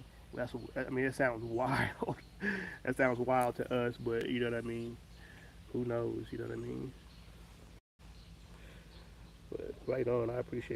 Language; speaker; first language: English; native; English